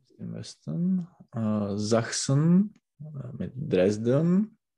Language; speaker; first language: German; non-native, learner; Czech